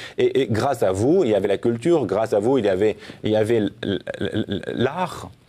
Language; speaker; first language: French; non-native, fluent; Assyrian Neo-Aramaic